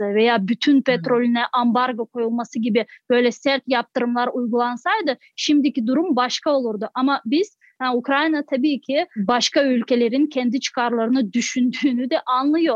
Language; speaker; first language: Turkish; non-native, fluent; Crimean Tatar